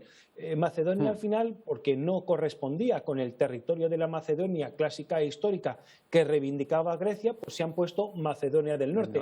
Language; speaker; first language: Spanish; native; Spanish